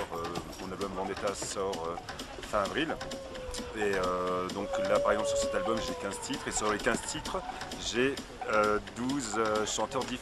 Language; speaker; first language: French; native; French